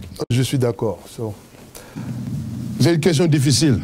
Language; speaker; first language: French; non-native, local second language; Serer